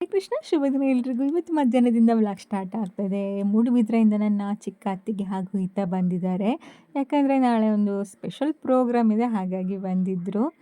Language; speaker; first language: Kannada; non-native, local second language; Tulu